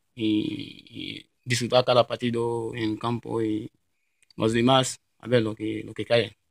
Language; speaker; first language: Spanish; non-native, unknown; French